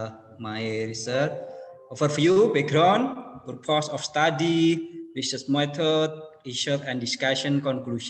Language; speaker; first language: English; non-native, learner; Indonesian